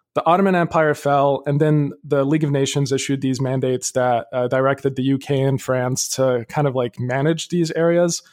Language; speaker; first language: English; early bilingual, other home language; Arabic